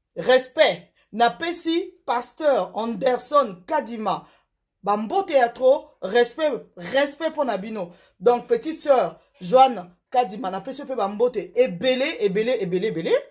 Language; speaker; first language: French; non-native, local second language; Lingala